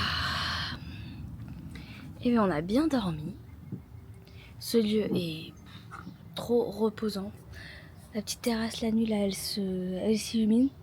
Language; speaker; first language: French; native; French